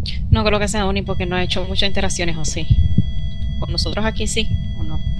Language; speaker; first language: Spanish; native; Spanish